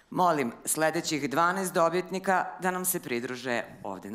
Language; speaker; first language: Serbian; native; Serbian